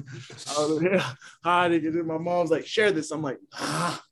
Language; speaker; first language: English; non-native, fluent; Haitian Creole